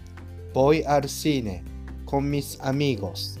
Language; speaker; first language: Spanish; non-native, learner; Japanese